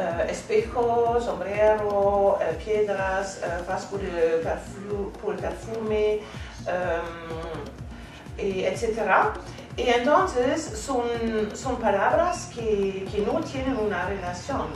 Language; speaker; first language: Spanish; non-native, fluent; German